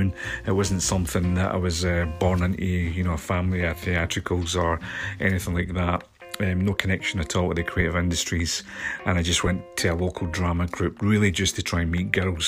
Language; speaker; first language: English; native; English